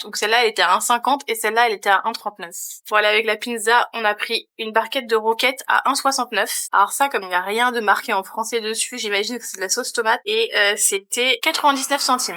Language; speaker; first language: French; native; French